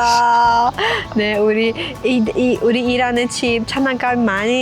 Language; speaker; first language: Korean; non-native, learner; Persian